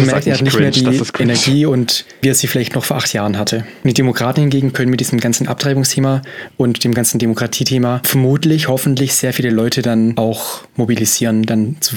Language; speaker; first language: German; native; German